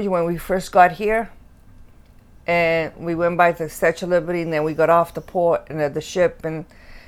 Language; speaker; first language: English; early bilingual, other home language; Italian